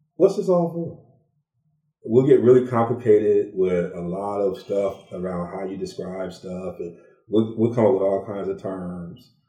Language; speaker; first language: English; native; English